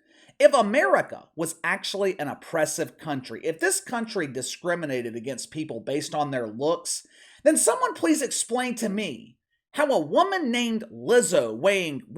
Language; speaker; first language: English; native; English